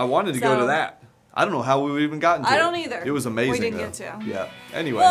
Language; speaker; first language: English; native; English